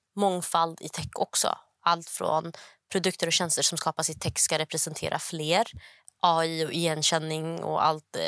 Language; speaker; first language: Swedish; early bilingual, other home language; Somali